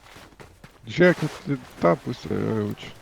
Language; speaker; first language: Lithuanian; native; Lithuanian